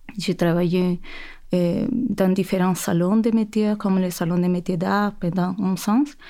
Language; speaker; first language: French; non-native, fluent; Spanish